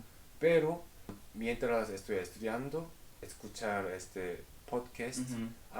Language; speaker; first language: Spanish; non-native, fluent; Korean